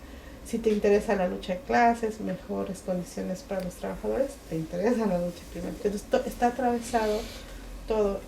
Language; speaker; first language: Spanish; non-native, local second language; Mixtepec Mixtec